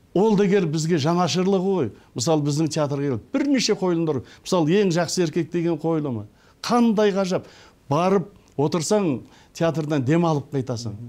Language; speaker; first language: Kazakh; early bilingual, heritage; Kazakh